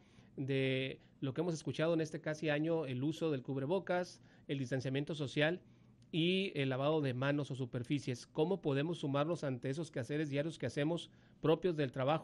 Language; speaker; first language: Spanish; native; Spanish